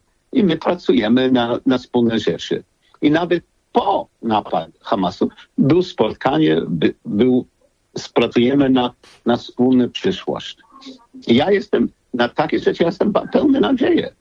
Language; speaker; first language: Polish; non-native, learner; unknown